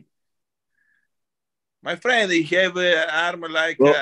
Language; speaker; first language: English; non-native, learner; Italian